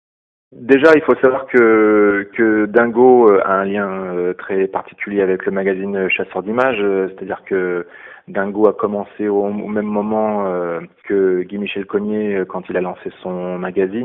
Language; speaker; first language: French; native; French